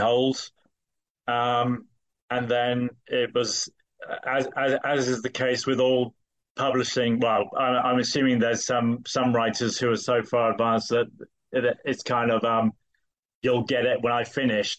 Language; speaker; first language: English; native; English